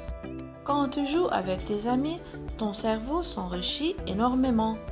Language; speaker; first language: French; non-native, fluent; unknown